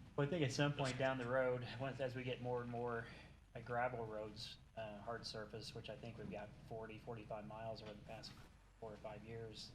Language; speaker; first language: English; native; English